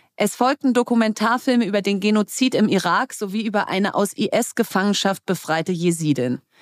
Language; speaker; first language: German; native; German